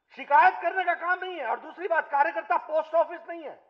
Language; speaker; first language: Hindi; native; Hindi